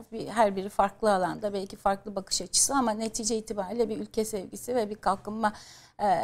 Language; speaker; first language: Turkish; native; Turkish